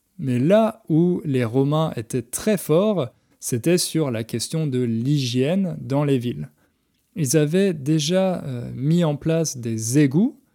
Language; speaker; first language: French; native; French